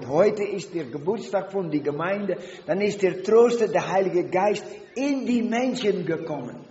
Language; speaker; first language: German; non-native, learner; Dutch